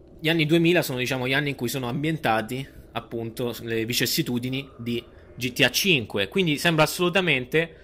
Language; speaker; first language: Italian; native; Italian